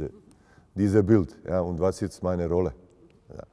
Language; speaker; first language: German; non-native, fluent; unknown